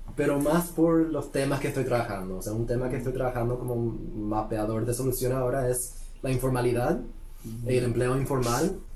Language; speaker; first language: Spanish; early bilingual, heritage; Spanish